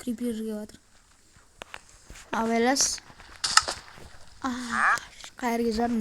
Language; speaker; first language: Kazakh; native; Kazakh